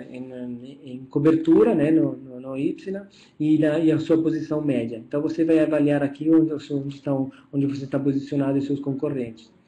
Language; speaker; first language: Portuguese; non-native, fluent; Italian